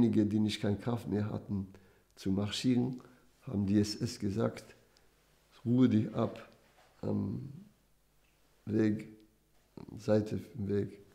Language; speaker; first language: German; non-native, fluent; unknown